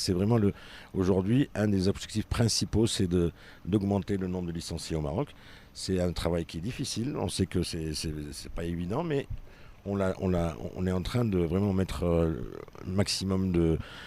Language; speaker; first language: French; non-native, local second language; Arabic